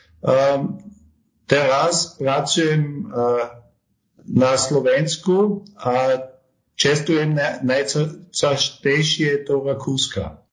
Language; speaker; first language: Slovak; non-native, learner; German